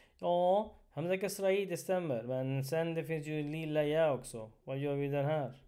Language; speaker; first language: Swedish; non-native, fluent; Urdu